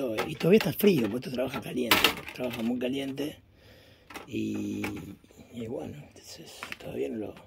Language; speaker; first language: Spanish; native; Spanish